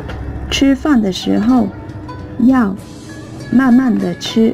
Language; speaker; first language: Chinese; non-native, fluent; Vietnamese